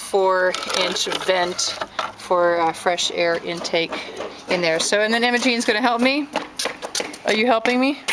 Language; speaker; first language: English; native; English